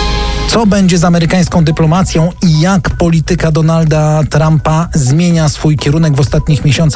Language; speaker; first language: Polish; native; Polish